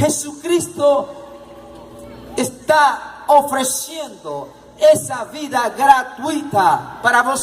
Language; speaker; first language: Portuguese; non-native, learner; Spanish